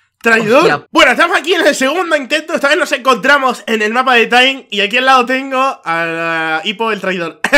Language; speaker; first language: Spanish; native; Spanish